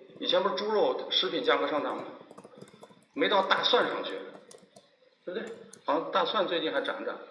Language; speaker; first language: Chinese; native; Chinese